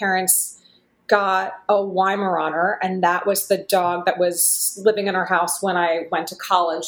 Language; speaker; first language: English; native; English